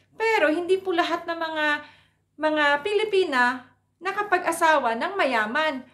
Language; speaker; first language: Filipino; non-native, local second language; Cebuano